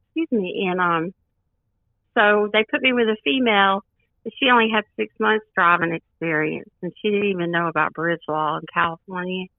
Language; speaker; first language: English; native; English